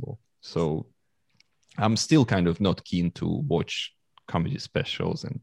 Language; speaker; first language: English; non-native, fluent; Russian